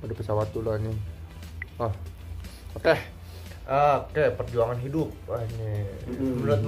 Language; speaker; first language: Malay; non-native, local second language; Sundanese